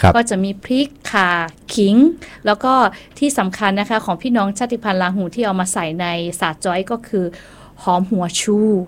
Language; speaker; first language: Thai; non-native, local second language; Lahu